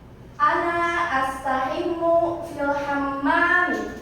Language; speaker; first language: Arabic; non-native, learner; Indonesian